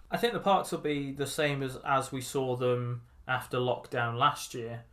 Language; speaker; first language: English; native; English